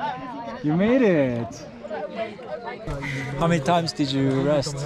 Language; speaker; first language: English; non-native, learner; Korean